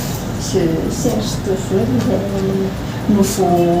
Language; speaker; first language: French; non-native, learner; Malagasy